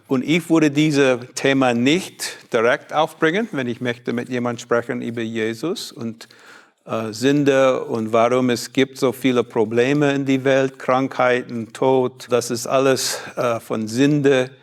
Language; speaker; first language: German; non-native, fluent; English